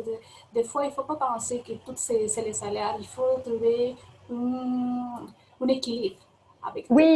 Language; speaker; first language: French; non-native, fluent; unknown